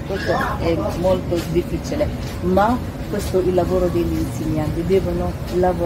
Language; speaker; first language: Italian; non-native, fluent; Arabic